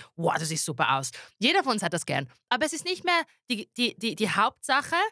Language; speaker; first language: German; native; German